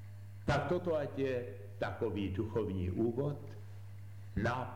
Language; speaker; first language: Czech; native; Czech